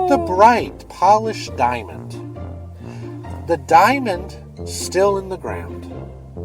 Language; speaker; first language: English; native; English